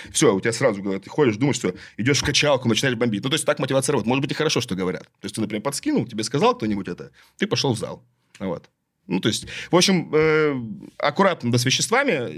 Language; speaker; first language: Russian; native; Russian